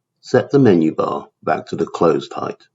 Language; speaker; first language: English; native; English